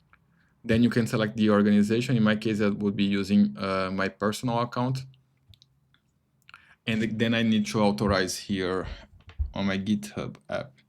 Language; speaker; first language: English; non-native, fluent; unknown